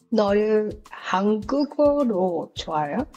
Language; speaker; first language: Korean; non-native, learner; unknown